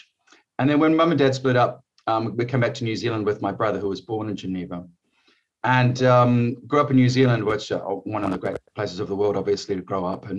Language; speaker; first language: English; native; English